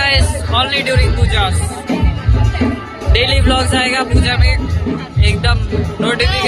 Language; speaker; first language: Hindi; non-native, local second language; Bangla